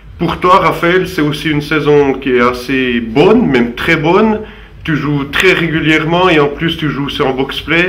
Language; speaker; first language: French; native; French